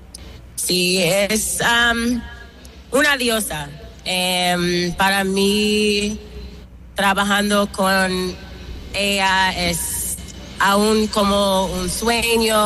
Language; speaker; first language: Spanish; non-native, learner; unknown